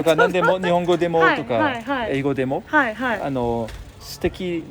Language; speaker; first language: Japanese; non-native, fluent; French